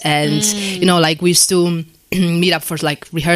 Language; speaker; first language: English; non-native, fluent; Polish